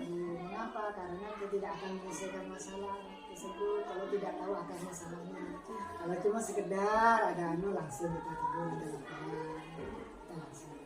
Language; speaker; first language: Indonesian; non-native, local second language; Madurese